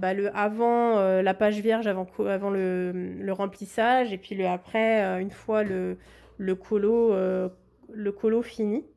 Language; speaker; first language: French; native; French